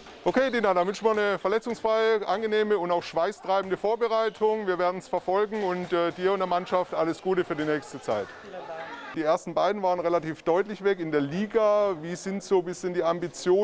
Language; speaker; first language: German; native; German